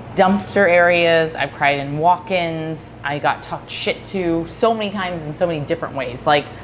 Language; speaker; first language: English; native; English